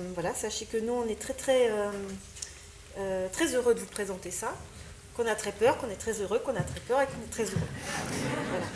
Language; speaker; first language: French; native; French